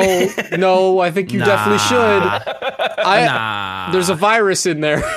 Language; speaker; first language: English; native; English